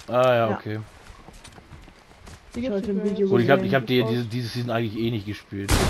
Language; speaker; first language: German; native; German